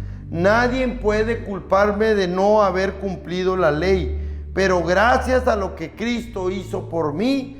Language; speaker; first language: Spanish; native; Spanish